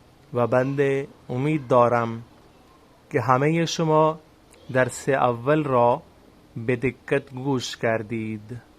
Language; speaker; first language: Persian; non-native, fluent; Urdu